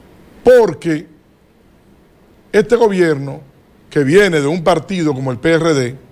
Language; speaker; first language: Spanish; native; Spanish